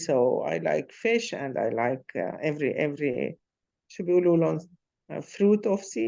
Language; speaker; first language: English; non-native, learner; Arabic